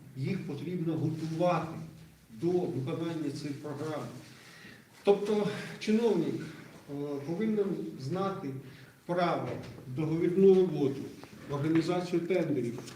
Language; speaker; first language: Ukrainian; non-native, local second language; Russian